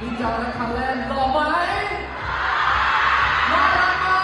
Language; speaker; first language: Thai; native; Thai